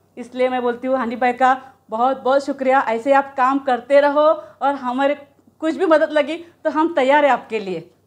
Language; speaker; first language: Hindi; native; Hindi